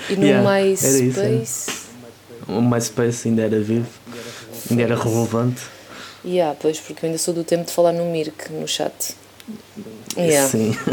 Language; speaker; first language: Portuguese; native; Portuguese